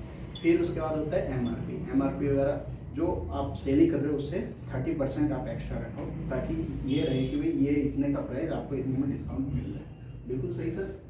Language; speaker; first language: Hindi; native; Hindi